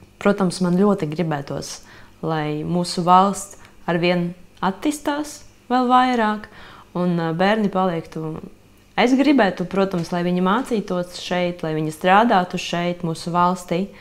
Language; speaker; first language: Latvian; non-native, local second language; Russian